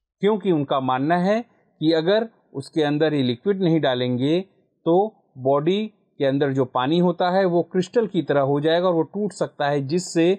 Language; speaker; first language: Hindi; non-native, local second language; Gujarati